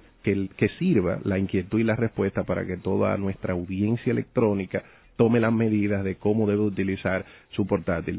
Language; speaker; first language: Spanish; native; Spanish